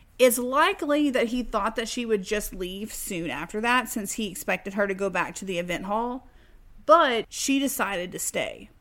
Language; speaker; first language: English; native; English